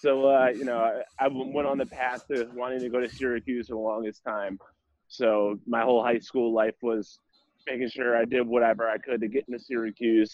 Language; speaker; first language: English; native; English